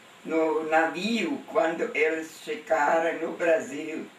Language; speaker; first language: Portuguese; non-native, local second language; German